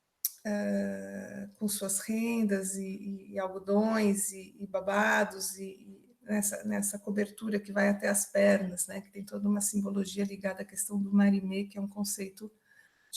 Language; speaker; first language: Portuguese; native; Portuguese